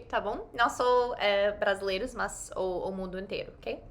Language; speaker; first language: Portuguese; non-native, fluent; English